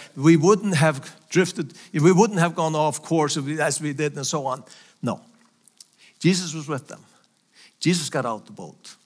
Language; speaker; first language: English; non-native, fluent; Faroese